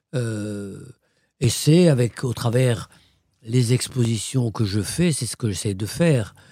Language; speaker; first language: French; non-native, local second language; Arabic